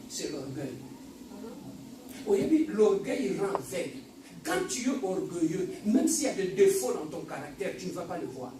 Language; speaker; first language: French; non-native, local second language; Lingala